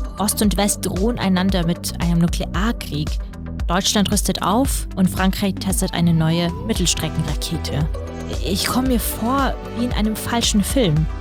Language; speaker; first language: German; early bilingual, other home language; Russian